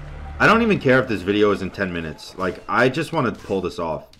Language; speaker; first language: English; native; English